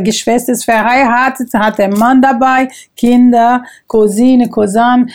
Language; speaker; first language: German; non-native, fluent; Portuguese